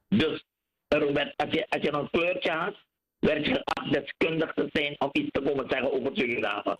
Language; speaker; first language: Dutch; native; Dutch